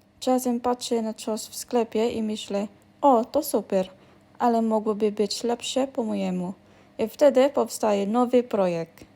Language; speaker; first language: Polish; non-native, learner; Filipino